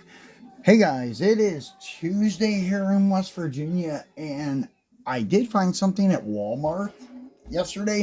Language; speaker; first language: English; native; English